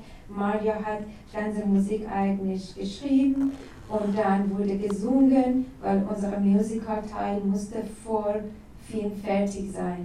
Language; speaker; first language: German; non-native, learner; Persian